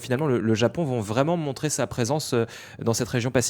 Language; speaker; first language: French; native; French